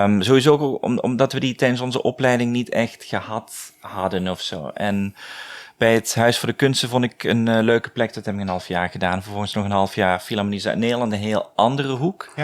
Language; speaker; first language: Dutch; native; Dutch